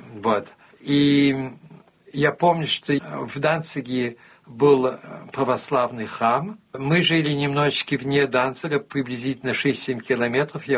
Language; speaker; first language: Russian; early bilingual, heritage; Russian